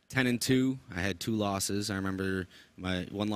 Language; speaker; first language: English; native; English